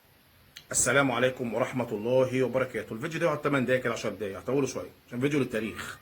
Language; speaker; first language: Arabic; native; Arabic